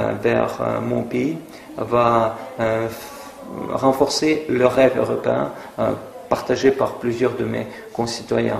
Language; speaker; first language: French; non-native, fluent; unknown